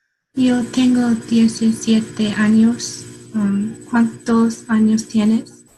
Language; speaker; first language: Spanish; non-native, learner; English